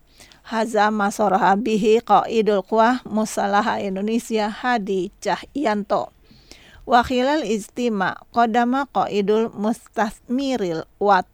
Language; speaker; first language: Arabic; non-native, fluent; Indonesian